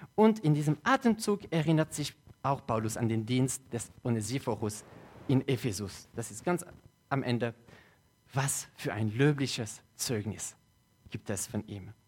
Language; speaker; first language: German; non-native, local second language; French